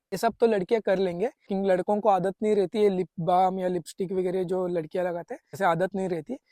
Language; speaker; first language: Hindi; non-native, local second language; Marathi